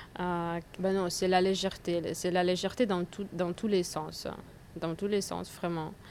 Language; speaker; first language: French; non-native, fluent; Russian